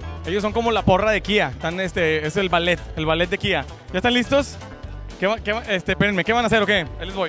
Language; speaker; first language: Spanish; native; Spanish